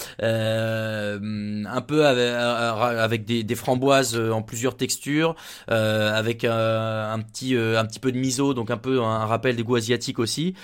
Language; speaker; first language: French; native; French